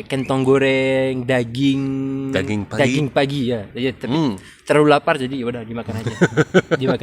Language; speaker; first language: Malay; non-native, fluent; French